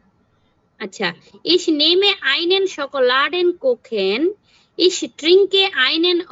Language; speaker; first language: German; non-native, learner; Bangla